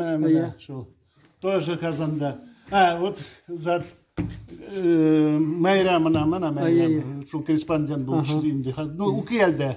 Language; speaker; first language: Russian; non-native, local second language; Tatar